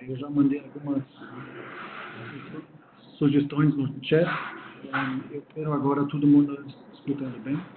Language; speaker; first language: Portuguese; non-native, fluent; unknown